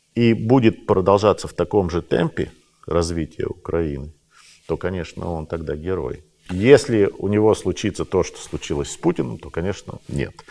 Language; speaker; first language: Russian; native; Russian